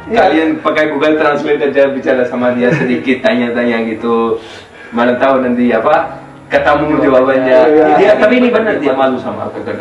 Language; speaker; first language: Indonesian; non-native, fluent; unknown